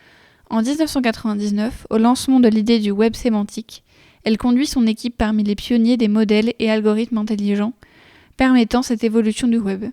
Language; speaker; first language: French; native; French